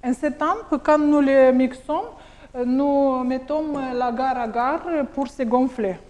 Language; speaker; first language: French; non-native, learner; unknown